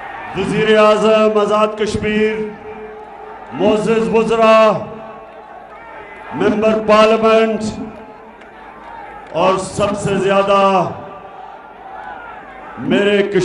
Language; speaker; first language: Urdu; native; Urdu